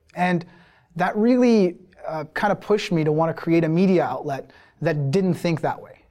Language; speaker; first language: English; early bilingual, other home language; Persian